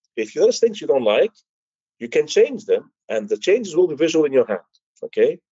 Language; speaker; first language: English; early bilingual, other home language; Dutch